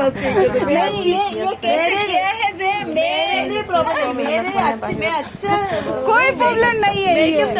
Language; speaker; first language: Hindi; non-native, local second language; Assamese